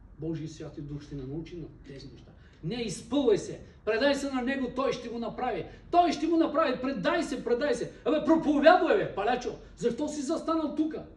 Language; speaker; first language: Bulgarian; non-native, local second language; Turkish